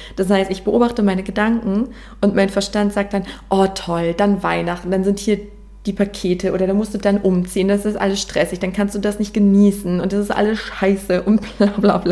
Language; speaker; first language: German; native; German